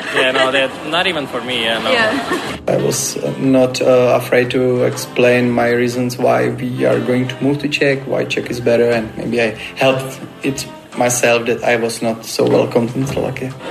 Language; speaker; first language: English; non-native, fluent; Slovak